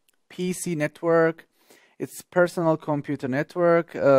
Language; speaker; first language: English; non-native, fluent; Slovak